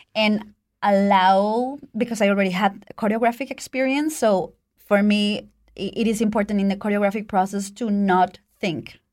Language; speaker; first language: English; non-native, fluent; Spanish